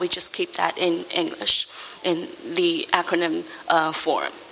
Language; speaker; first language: English; non-native, fluent; Chinese